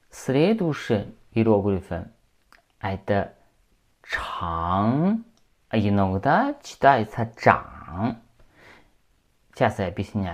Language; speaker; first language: Russian; non-native, learner; Chinese